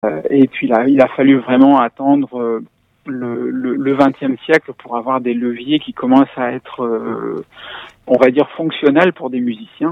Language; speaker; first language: French; native; French